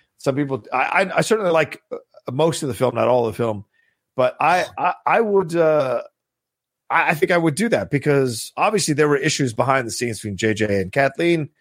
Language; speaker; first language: English; native; English